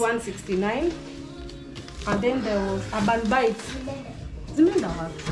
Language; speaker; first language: English; non-native, local second language; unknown